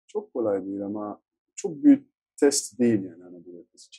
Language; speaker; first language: Turkish; non-native, fluent; French